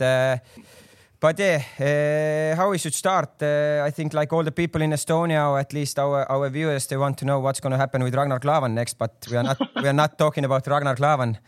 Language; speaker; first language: English; non-native, fluent; Estonian